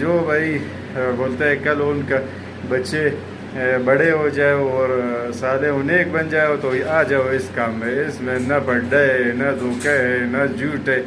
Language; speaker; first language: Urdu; non-native, local second language; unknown